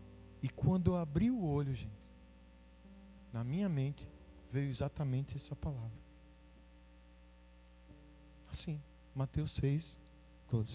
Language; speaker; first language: Portuguese; native; Portuguese